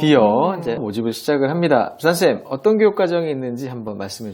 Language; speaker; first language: Korean; native; Korean